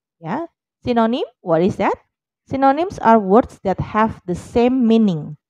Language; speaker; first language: English; non-native, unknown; Indonesian